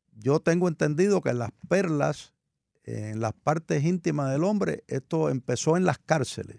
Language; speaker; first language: Spanish; native; Spanish